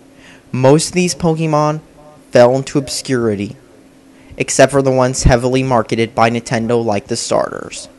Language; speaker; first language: English; native; English